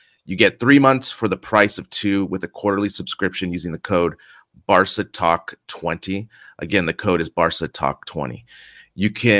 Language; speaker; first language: English; native; English